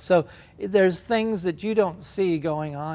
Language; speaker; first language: English; native; English